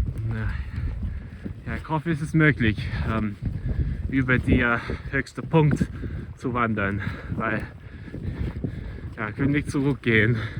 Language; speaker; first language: German; non-native, learner; English